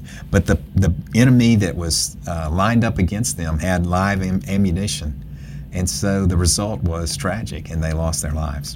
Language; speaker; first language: English; native; English